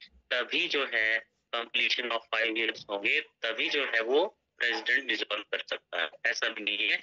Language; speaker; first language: Hindi; native; Hindi